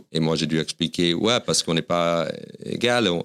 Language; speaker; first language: French; non-native, fluent; English